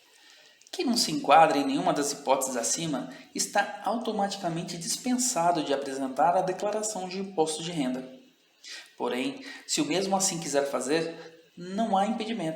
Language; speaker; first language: Portuguese; native; Portuguese